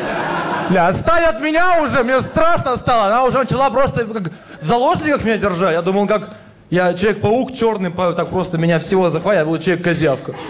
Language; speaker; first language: Russian; native; Russian